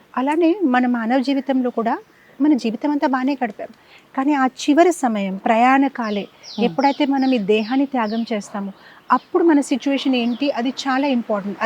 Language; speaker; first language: Telugu; non-native, fluent; Gujarati